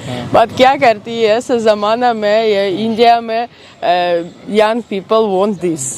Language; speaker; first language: Hindi; non-native, learner; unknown